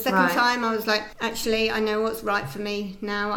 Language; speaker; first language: English; native; English